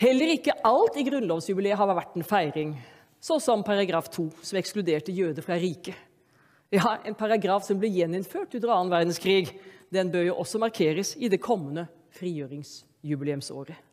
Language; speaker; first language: Norwegian; native; Norwegian